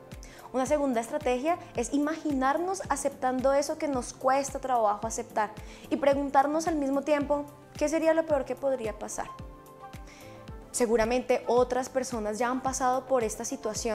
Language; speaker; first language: Spanish; native; Spanish